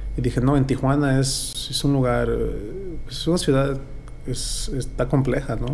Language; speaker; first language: Spanish; early bilingual, heritage; Spanish